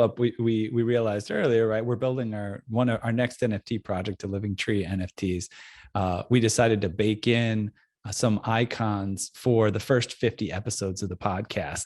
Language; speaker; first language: English; native; English